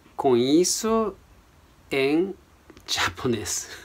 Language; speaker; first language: Portuguese; non-native, fluent; Japanese